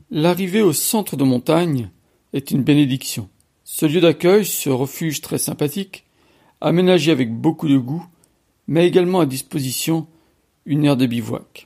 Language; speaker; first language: French; native; French